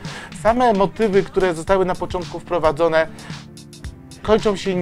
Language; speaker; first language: Polish; native; Polish